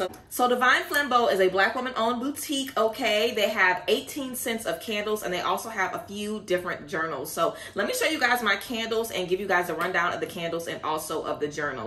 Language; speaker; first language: English; native; English